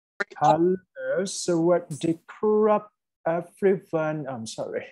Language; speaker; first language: English; non-native, fluent; Thai